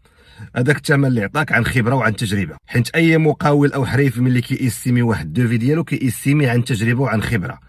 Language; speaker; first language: Arabic; native; Arabic